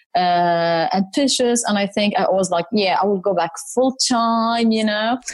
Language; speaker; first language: English; non-native, fluent; Arabic